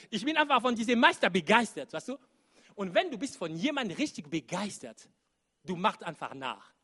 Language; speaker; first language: German; non-native, fluent; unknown